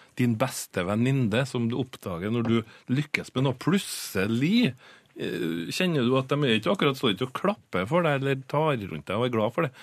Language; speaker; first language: Norwegian; native; Norwegian